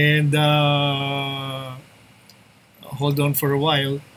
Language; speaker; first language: English; non-native, local second language; Filipino